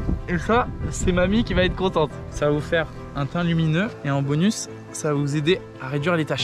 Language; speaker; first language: French; native; French